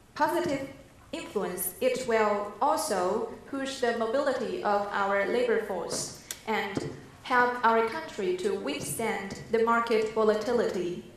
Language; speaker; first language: English; non-native, fluent; Chinese